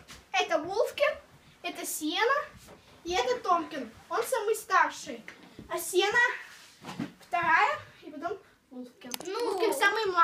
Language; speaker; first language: Russian; early bilingual, heritage; Russian